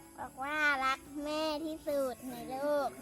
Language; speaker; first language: Thai; native; Thai